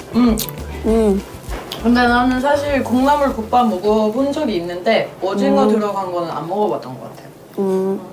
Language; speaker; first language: Korean; non-native, fluent; Finnish